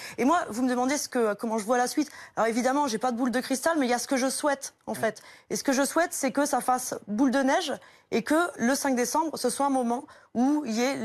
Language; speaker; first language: French; native; French